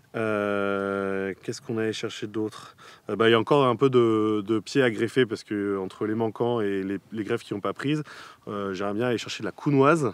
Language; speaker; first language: French; native; French